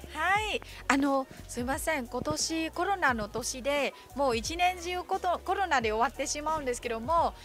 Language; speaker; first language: Japanese; non-native, fluent; Vietnamese